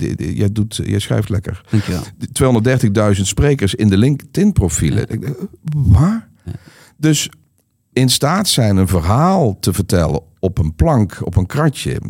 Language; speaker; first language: Dutch; native; Dutch